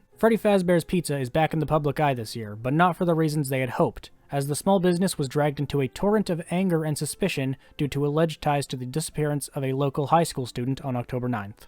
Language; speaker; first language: English; native; English